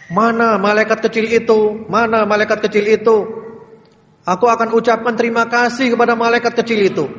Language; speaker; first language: Indonesian; native; Indonesian